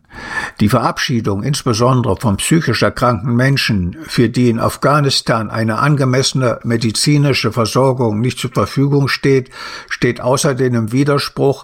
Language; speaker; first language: German; native; German